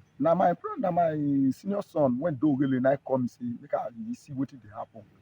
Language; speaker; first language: Nigerian Pidgin; non-native, local second language; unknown